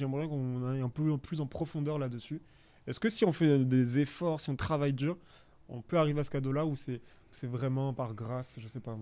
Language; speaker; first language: French; native; French